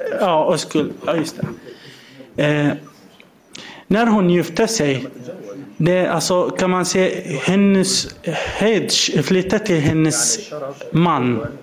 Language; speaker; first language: Swedish; non-native, learner; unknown